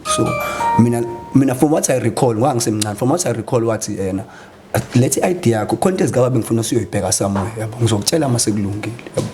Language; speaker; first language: Zulu; non-native, local second language; Xhosa